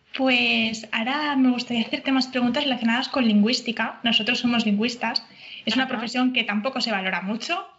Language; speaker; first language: Spanish; native; Spanish